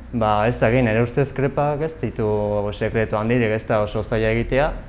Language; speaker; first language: Basque; non-native, local second language; Spanish